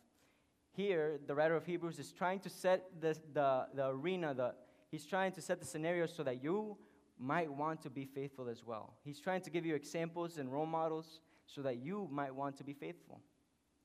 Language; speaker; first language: English; non-native, fluent; Spanish